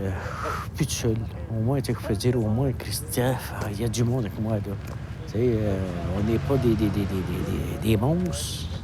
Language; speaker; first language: French; native; French